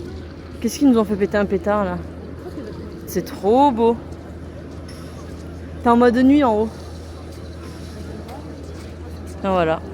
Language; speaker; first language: French; native; French